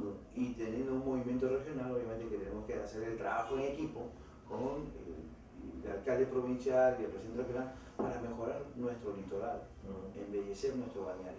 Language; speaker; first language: Spanish; native; Spanish